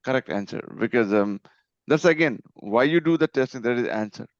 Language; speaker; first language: English; non-native, local second language; Nepali